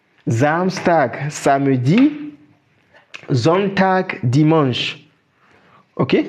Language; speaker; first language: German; non-native, fluent; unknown